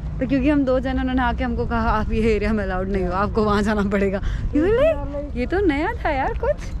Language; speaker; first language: Hindi; native; Hindi